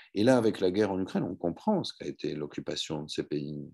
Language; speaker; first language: French; native; French